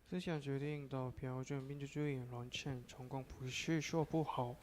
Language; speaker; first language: Chinese; non-native, learner; Korean